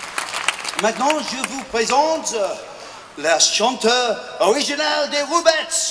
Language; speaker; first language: French; non-native, learner; English